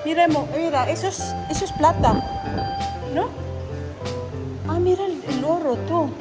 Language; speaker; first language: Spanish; non-native, fluent; Filipino